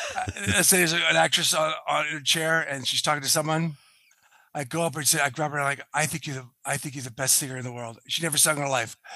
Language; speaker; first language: English; native; English